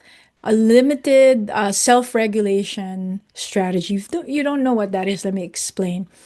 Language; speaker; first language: English; non-native, local second language; Filipino